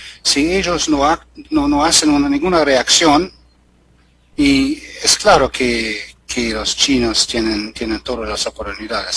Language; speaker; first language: Spanish; non-native, fluent; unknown